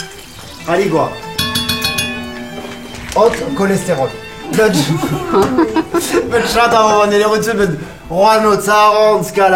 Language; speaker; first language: Armenian; non-native, learner; French